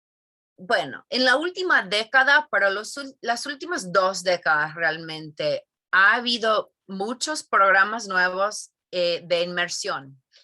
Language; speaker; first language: Spanish; non-native, fluent; English